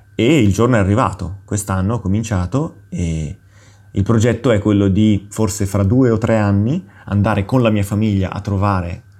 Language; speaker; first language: Italian; native; Italian